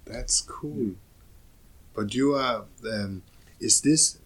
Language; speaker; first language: English; non-native, fluent; Danish